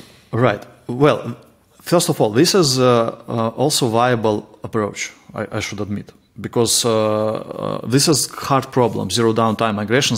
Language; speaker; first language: English; non-native, fluent; Russian